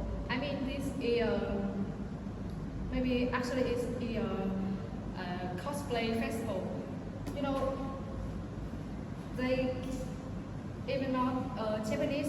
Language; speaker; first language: English; non-native, learner; Vietnamese